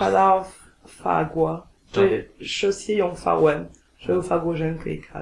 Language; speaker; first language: Chinese; non-native, learner; French